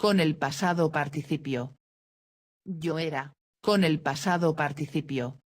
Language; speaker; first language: Spanish; non-native, fluent; Dutch